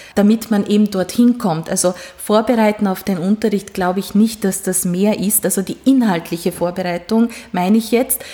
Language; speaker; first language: German; non-native, fluent; Hungarian